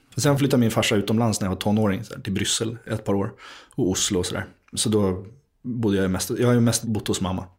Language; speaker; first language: Swedish; native; Swedish